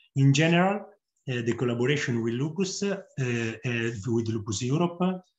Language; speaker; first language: English; non-native, fluent; Italian